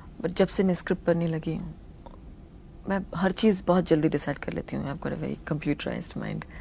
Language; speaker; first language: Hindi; non-native, local second language; Tamil